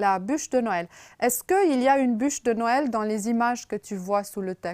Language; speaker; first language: French; non-native, fluent; Romanian